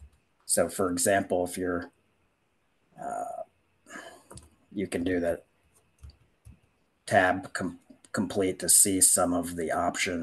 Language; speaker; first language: English; native; English